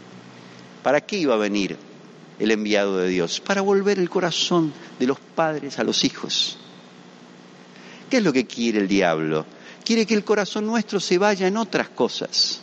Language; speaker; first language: Spanish; native; Spanish